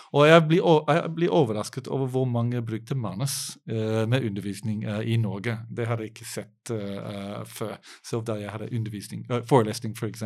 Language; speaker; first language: Norwegian; non-native, fluent; English